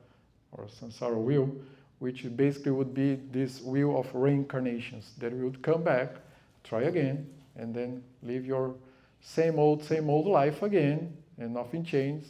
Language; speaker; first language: English; non-native, fluent; Portuguese